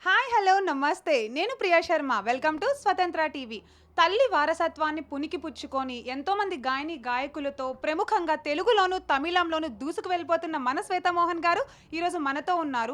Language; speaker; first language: Telugu; native; Telugu